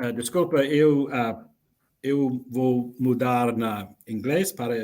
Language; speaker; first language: Portuguese; non-native, learner; English